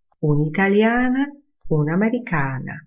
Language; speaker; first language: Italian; non-native, fluent; Polish